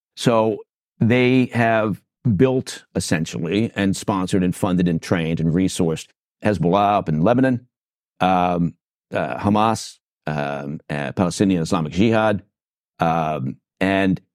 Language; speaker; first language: English; native; English